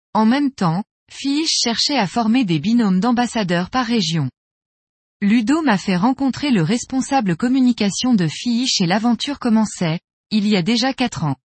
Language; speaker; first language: French; native; French